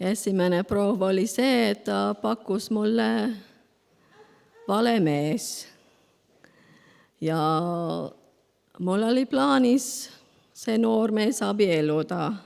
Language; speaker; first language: Estonian; non-native, learner; Spanish